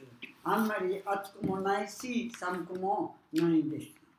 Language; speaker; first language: Japanese; non-native, learner; Spanish